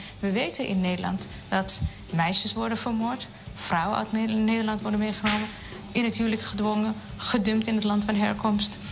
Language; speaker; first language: Dutch; non-native, fluent; Somali